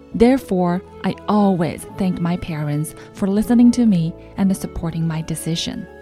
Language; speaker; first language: English; non-native, fluent; Chinese